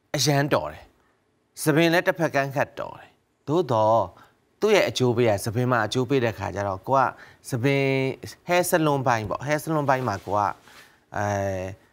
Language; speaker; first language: Burmese; native; Burmese